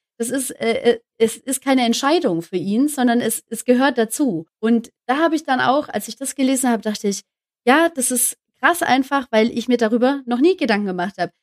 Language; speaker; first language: German; native; German